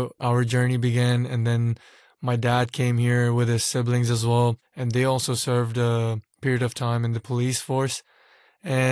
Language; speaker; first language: English; non-native, local second language; Urdu